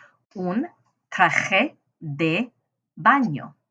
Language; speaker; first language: Spanish; non-native, fluent; English